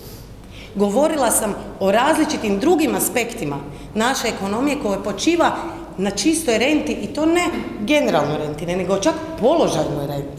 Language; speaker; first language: Croatian; native; Croatian